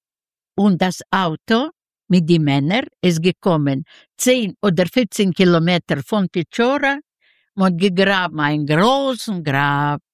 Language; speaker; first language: German; non-native, fluent; Yiddish